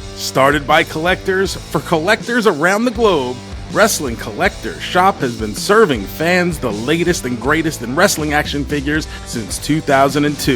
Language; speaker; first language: English; native; English